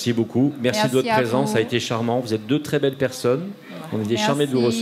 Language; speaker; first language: French; native; French